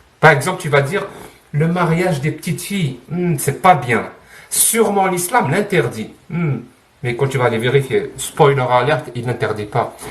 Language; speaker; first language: French; non-native, local second language; Arabic